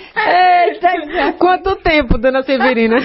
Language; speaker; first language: Portuguese; native; Portuguese